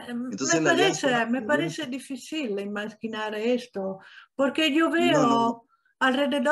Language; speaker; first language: Spanish; non-native, learner; Italian